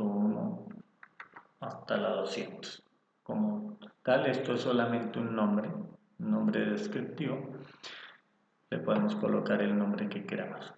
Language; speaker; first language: Spanish; native; Spanish